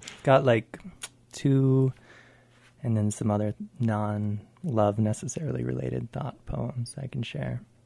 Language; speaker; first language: English; native; English